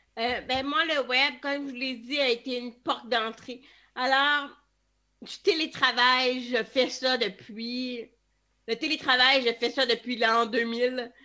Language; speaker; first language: French; native; French